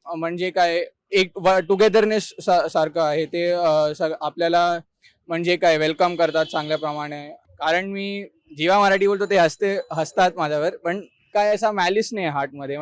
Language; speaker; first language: Marathi; non-native, local second language; Malayalam